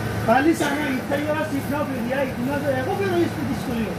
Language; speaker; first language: Greek; non-native, learner; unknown